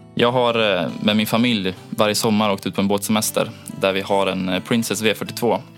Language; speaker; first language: Swedish; native; Swedish